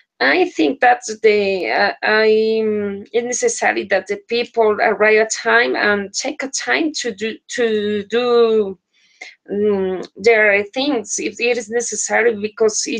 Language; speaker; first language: English; non-native, learner; Spanish